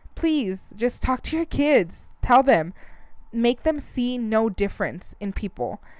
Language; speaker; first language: English; early bilingual, other home language; Spanish